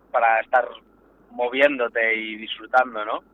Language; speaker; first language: Spanish; native; Spanish